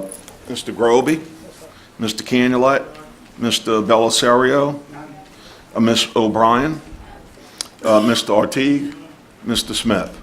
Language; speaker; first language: English; native; English